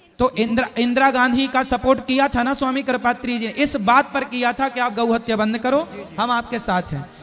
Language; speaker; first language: Hindi; native; Hindi